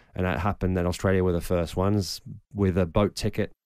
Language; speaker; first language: English; native; English